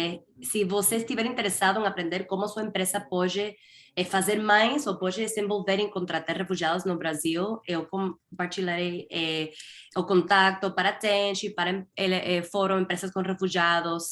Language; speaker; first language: Portuguese; non-native, fluent; Spanish